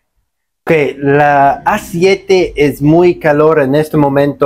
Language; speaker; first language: Spanish; non-native, learner; English